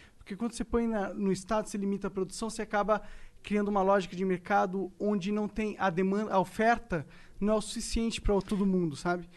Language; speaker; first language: Portuguese; native; Portuguese